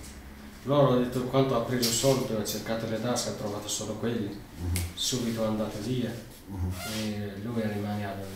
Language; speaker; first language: Italian; non-native, learner; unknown